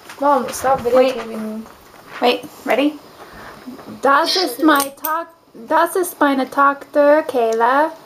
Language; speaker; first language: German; non-native, learner; English